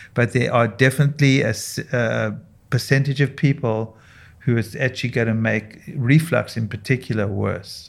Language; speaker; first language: English; native; English